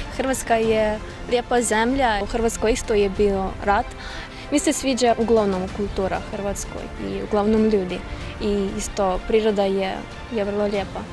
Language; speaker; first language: Croatian; non-native, learner; Ukrainian